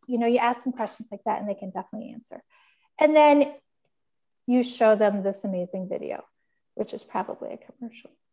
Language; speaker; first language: English; native; English